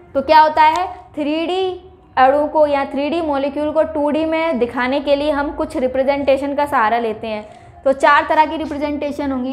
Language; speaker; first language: Hindi; native; Hindi